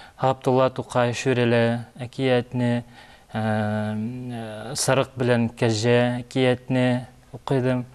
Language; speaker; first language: Tatar; non-native, learner; Yakut